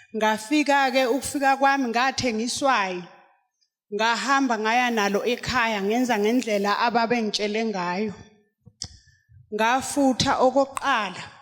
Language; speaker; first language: Zulu; native; Zulu